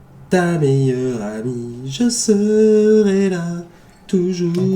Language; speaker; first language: French; native; French